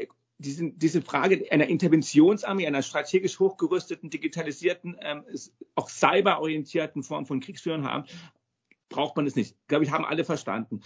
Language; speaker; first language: German; native; German